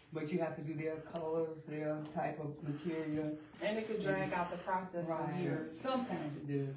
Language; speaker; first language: English; native; English